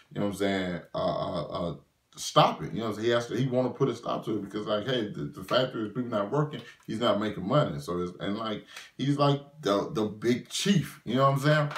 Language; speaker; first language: English; native; English